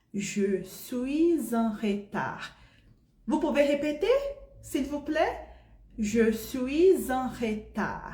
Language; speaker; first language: French; non-native, fluent; Portuguese